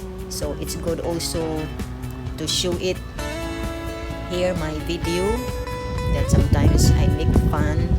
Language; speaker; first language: English; non-native, local second language; Cebuano